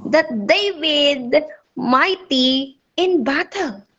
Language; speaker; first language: English; non-native, local second language; Filipino